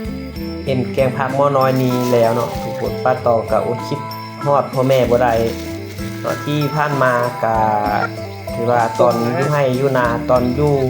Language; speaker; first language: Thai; non-native, local second language; Lao